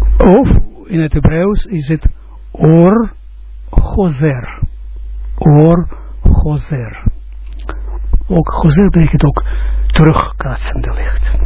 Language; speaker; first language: Dutch; non-native, fluent; Russian